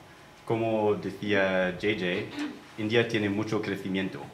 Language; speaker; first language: Spanish; non-native, fluent; English